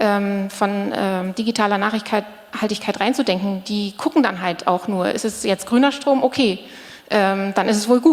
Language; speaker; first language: German; native; German